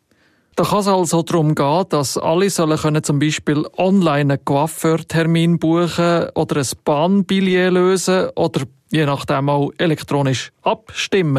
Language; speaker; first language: German; native; German